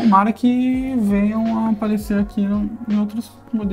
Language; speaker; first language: Portuguese; native; Portuguese